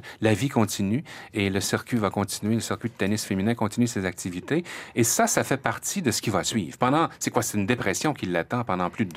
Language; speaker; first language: French; native; French